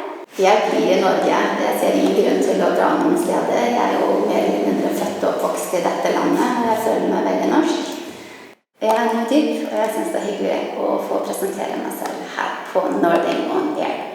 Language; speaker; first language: Norwegian; early bilingual, other home language; Vietnamese